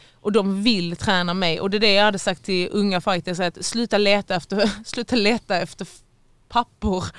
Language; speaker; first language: Swedish; native; Swedish